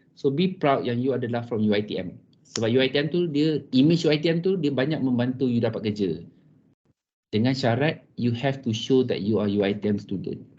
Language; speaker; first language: Malay; native; Malay